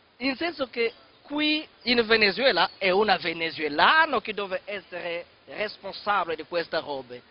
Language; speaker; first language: Italian; non-native, fluent; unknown